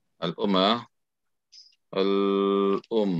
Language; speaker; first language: Arabic; non-native, fluent; Indonesian